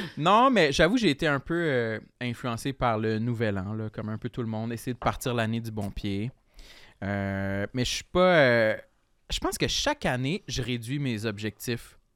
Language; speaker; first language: French; native; French